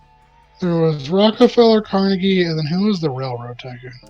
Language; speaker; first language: English; native; English